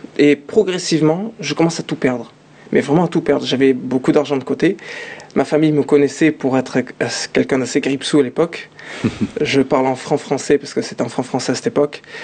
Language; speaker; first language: French; early bilingual, other home language; Arabic